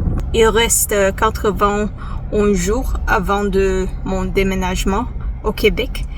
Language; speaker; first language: French; non-native, fluent; English